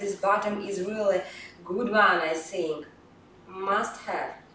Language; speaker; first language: English; non-native, fluent; Russian